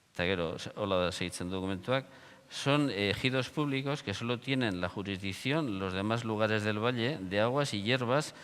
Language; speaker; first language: Spanish; native; Spanish